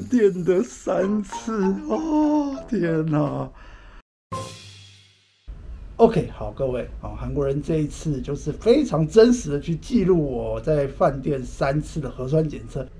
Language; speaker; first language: Chinese; native; Chinese